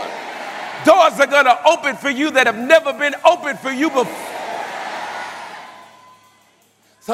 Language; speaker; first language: English; native; English